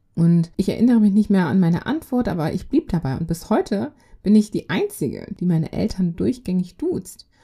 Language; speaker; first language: German; native; German